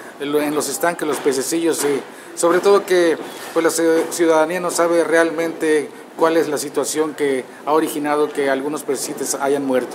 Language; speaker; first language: Spanish; native; Spanish